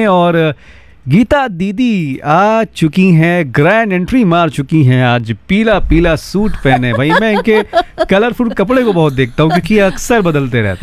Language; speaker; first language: Hindi; native; Hindi